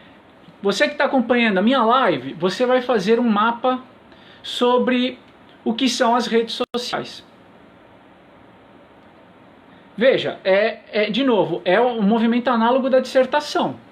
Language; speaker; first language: Portuguese; native; Portuguese